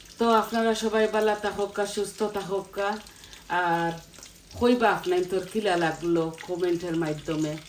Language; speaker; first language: Bangla; native; Bangla